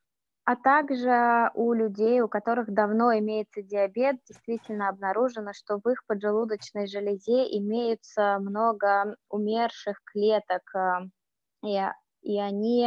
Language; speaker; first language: Russian; native; Russian